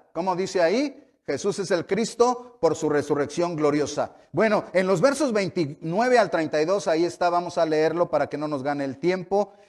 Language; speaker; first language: Spanish; native; Spanish